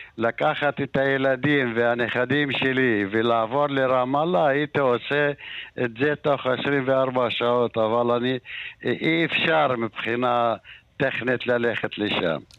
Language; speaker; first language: Hebrew; non-native, local second language; Arabic